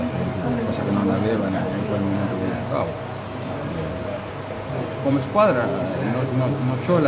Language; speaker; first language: Italian; non-native, fluent; Spanish